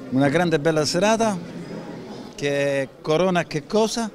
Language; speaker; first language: Italian; native; Italian